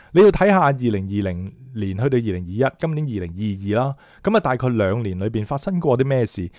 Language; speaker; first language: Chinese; non-native, local second language; Cantonese